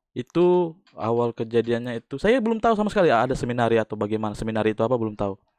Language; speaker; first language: Indonesian; native; Indonesian